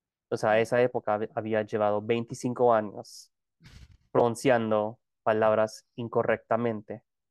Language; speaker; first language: Spanish; non-native, fluent; Gujarati